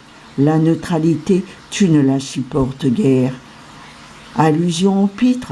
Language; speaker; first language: French; native; French